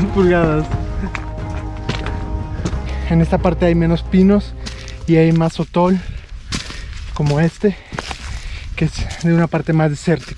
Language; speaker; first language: Spanish; native; Spanish